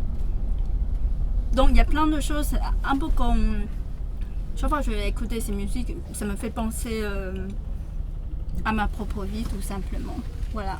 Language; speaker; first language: French; non-native, fluent; Chinese